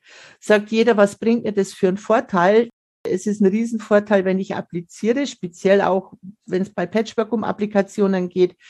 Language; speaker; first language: German; native; German